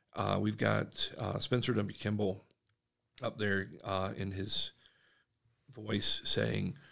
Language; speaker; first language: English; native; English